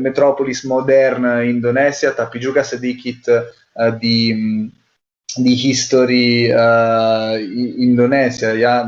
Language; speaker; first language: Indonesian; non-native, learner; Italian